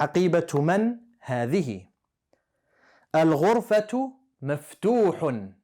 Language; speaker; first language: Arabic; non-native, fluent; English